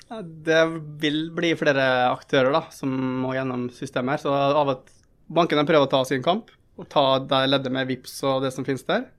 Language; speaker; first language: Norwegian; early bilingual, other home language; Tamil